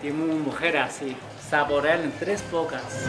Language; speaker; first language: Spanish; non-native, learner; Chinese